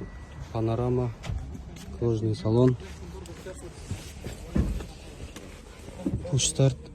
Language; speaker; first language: Russian; non-native, local second language; Kazakh